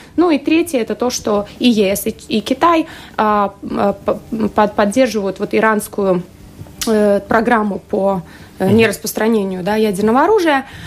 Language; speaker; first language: Russian; native; Russian